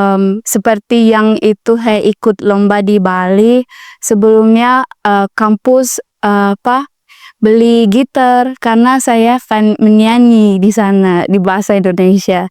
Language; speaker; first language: Indonesian; non-native, learner; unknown